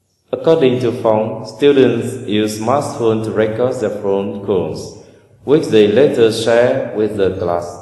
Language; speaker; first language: English; non-native, fluent; Vietnamese